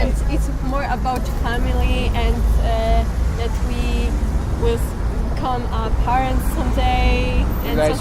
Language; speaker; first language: English; non-native, learner; Polish